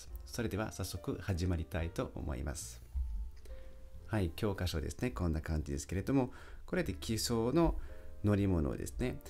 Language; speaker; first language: Japanese; non-native, fluent; French